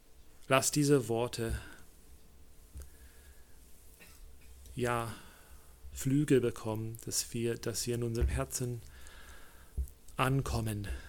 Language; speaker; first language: German; non-native, fluent; English